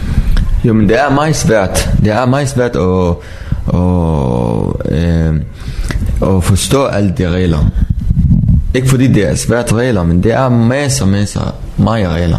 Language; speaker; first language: Danish; non-native, learner; Arabic